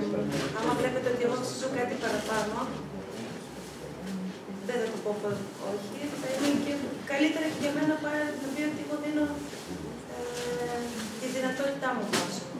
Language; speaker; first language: Greek; early bilingual, other home language; Russian